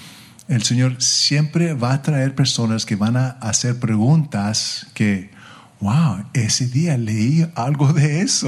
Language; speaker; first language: Spanish; early bilingual, heritage; English